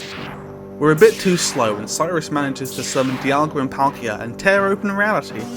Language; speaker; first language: English; native; English